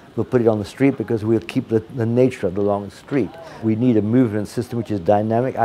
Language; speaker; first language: English; non-native, fluent; Italian